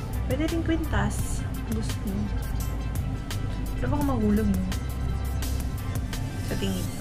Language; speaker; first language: Filipino; native; Filipino